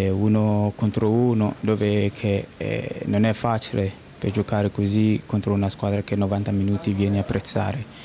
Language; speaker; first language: Italian; non-native, fluent; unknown